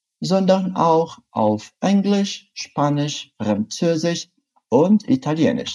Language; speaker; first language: German; non-native, fluent; Portuguese